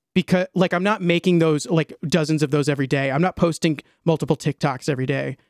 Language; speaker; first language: English; native; English